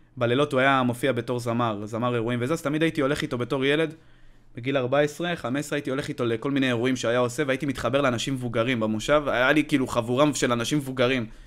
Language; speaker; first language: Hebrew; native; Hebrew